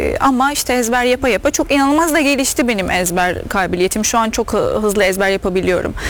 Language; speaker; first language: Turkish; non-native, fluent; Arabic